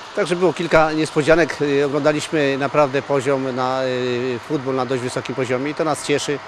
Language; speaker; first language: Polish; native; Polish